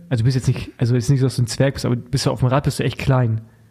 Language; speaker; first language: German; native; German